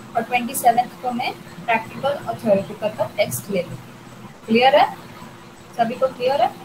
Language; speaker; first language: Hindi; non-native, local second language; Bangla